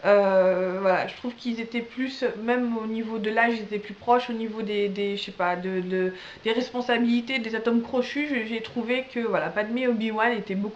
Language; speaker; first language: French; native; French